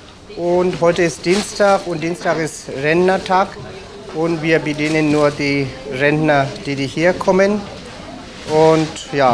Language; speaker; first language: German; non-native, fluent; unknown